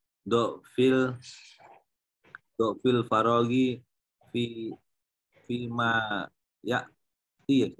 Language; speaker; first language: Arabic; non-native, learner; Indonesian